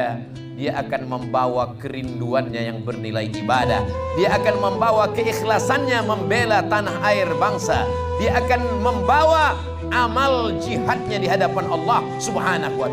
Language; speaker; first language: Malay; native; Malay